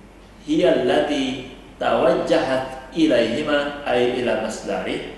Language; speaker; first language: Arabic; non-native, fluent; Indonesian